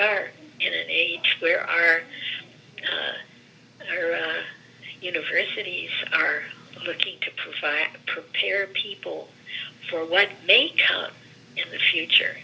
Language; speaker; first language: English; early bilingual, other home language; Greek